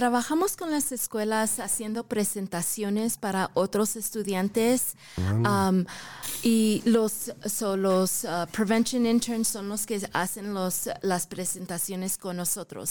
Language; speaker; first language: Spanish; early bilingual, heritage; English